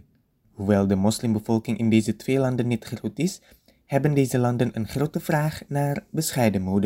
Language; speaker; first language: Dutch; non-native, fluent; Indonesian